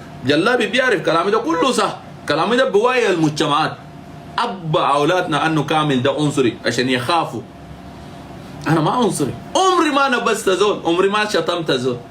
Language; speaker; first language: Arabic; native; Arabic